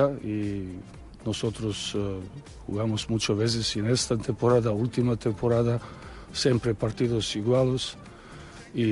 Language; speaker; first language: Spanish; non-native, learner; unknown